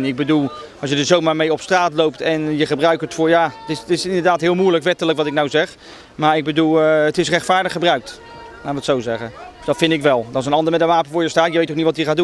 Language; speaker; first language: Dutch; native; Dutch